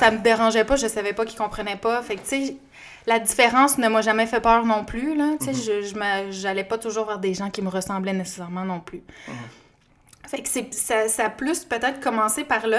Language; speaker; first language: French; native; French